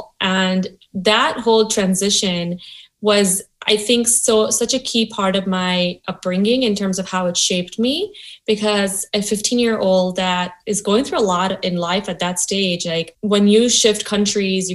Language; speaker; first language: English; non-native, local second language; Gujarati